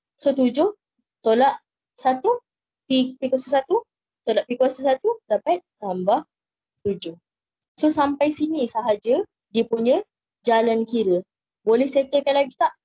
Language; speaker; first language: Malay; native; Malay